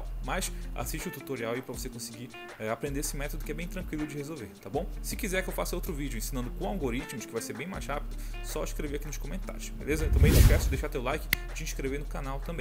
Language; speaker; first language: Portuguese; native; Portuguese